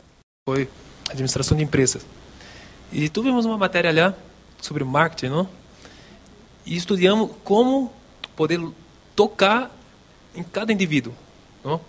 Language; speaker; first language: Spanish; non-native, local second language; Portuguese